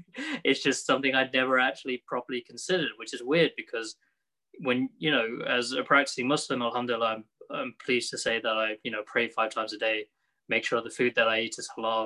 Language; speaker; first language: English; native; English